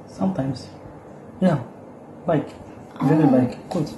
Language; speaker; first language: English; non-native, learner; Arabic